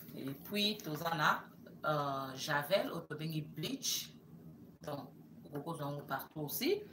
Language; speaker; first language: French; non-native, local second language; Lingala